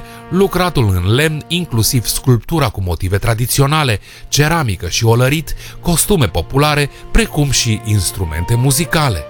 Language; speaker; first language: Romanian; native; Romanian